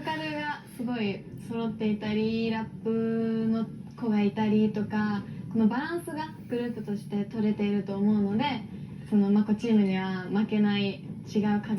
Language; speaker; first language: Japanese; native; Japanese